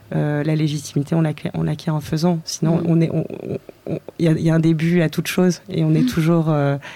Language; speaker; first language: French; native; French